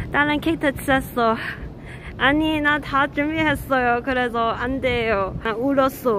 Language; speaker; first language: Korean; non-native, learner; Cantonese